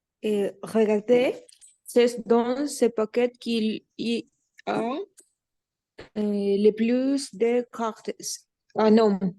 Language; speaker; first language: French; non-native, learner; Spanish